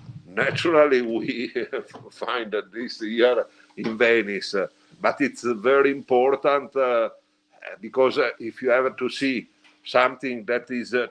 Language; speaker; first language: English; non-native, learner; Italian